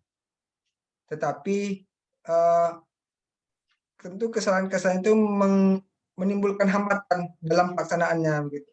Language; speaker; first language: Indonesian; native; Indonesian